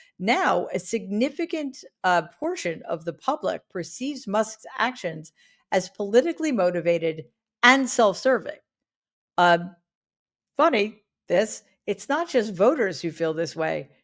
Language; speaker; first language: English; native; English